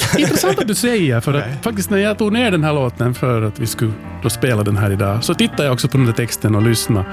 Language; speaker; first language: Swedish; native; Swedish